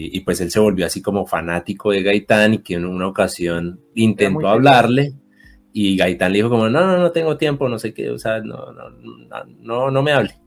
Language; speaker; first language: Spanish; native; Spanish